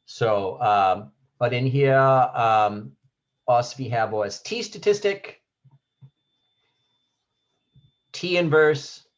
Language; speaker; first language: Danish; non-native, fluent; English